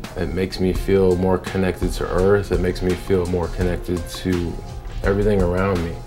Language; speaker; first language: English; native; English